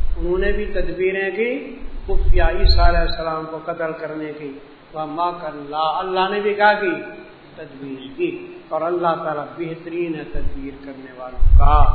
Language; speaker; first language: Urdu; native; Urdu